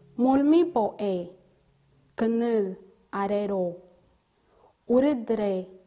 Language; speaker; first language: Korean; non-native, learner; Portuguese